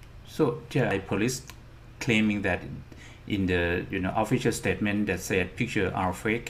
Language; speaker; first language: English; non-native, fluent; Thai